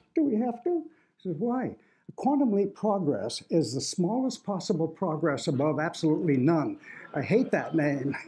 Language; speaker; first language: English; native; English